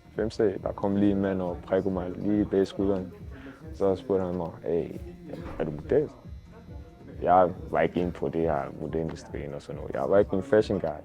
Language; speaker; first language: Danish; non-native, fluent; Akan